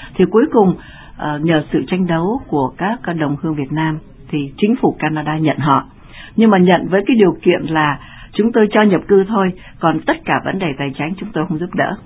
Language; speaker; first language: Vietnamese; native; Vietnamese